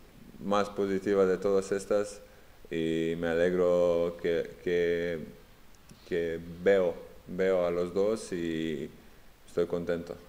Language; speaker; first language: Spanish; non-native, fluent; Serbian